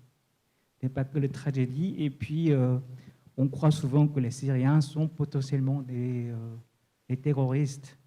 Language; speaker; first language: French; non-native, fluent; Korean